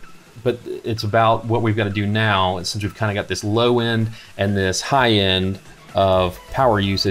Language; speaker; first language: English; native; English